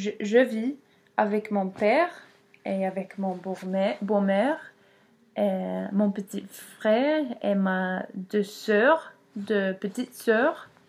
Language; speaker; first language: French; non-native, learner; Swedish